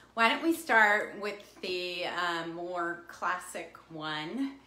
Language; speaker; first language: English; native; English